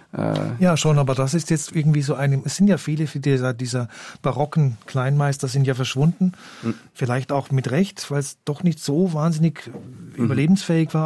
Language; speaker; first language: German; native; German